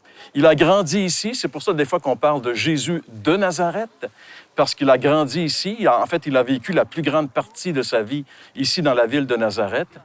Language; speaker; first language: French; native; French